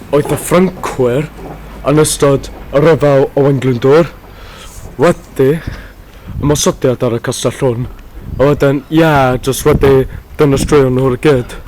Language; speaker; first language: Welsh; non-native, learner; English